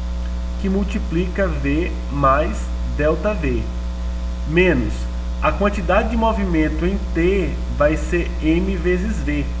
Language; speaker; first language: Portuguese; native; Portuguese